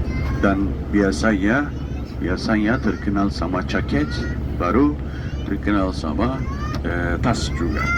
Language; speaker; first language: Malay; non-native, fluent; Turkish